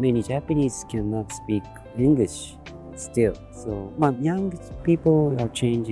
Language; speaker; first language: English; non-native, learner; Japanese